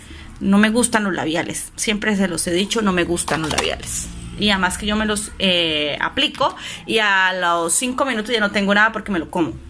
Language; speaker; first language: Spanish; native; Spanish